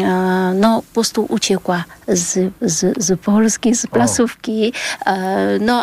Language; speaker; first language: Polish; early bilingual, other home language; Vietnamese